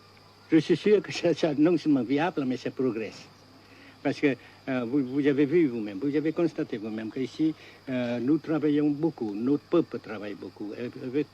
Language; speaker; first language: French; non-native, fluent; Vietnamese